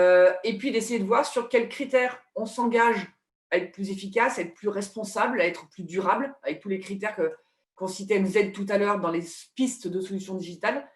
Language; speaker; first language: French; native; French